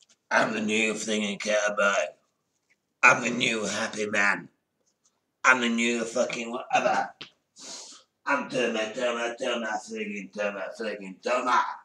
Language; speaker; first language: English; native; English